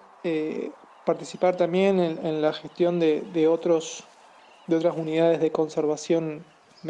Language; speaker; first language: Spanish; native; Spanish